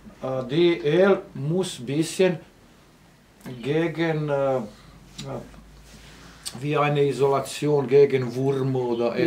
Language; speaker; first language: German; non-native, learner; Croatian